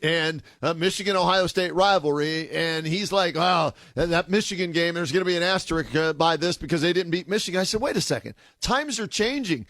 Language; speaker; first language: English; native; English